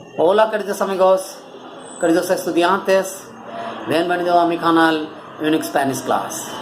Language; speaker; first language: Spanish; non-native, learner; Bangla